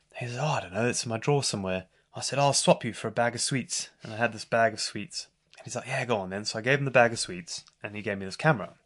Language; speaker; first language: English; native; English